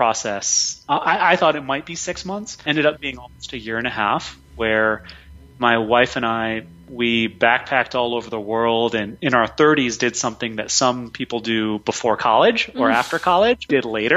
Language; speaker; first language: English; native; English